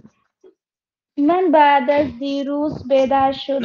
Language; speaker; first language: Persian; non-native, learner; Urdu